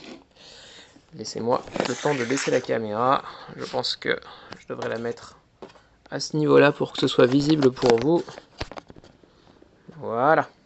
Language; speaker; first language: French; native; French